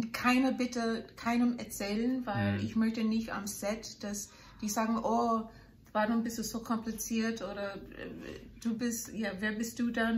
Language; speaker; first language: German; non-native, fluent; English